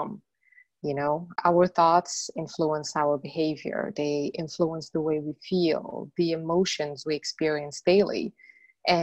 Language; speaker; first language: English; non-native, fluent; Arabic